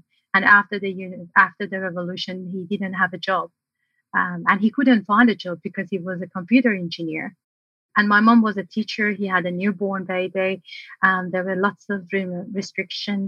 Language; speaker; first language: English; non-native, fluent; Persian